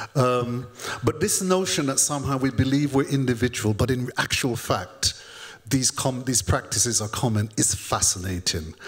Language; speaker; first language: English; native; English